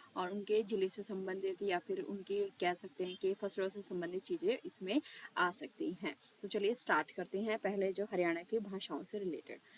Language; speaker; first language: Hindi; native; Hindi